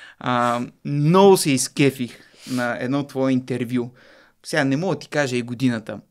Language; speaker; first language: Bulgarian; native; Bulgarian